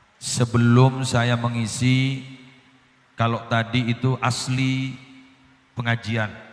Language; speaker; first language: Indonesian; non-native, local second language; Madurese